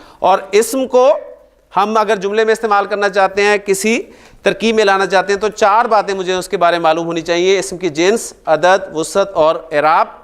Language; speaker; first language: Urdu; native; Urdu